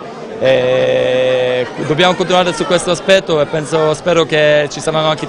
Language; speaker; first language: Italian; non-native, fluent; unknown